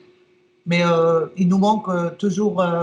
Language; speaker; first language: French; non-native, fluent; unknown